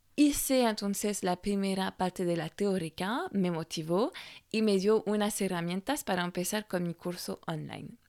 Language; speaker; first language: Spanish; non-native, fluent; French